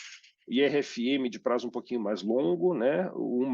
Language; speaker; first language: Portuguese; native; Portuguese